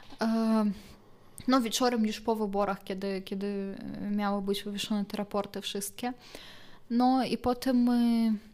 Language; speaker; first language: Polish; non-native, fluent; Belarusian